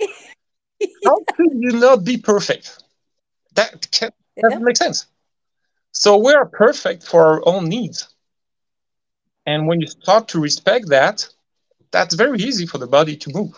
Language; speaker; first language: English; non-native, fluent; French